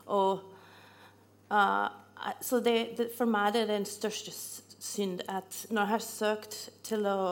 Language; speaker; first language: Norwegian; non-native, fluent; English